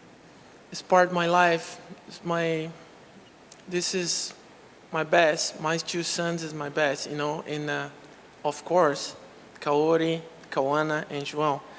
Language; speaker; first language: English; non-native, local second language; Portuguese